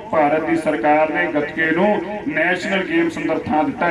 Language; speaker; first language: Hindi; non-native, local second language; Punjabi